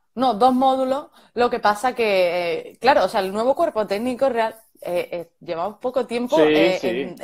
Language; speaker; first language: Spanish; native; Spanish